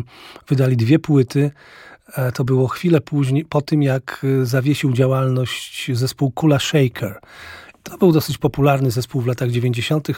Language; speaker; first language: Polish; native; Polish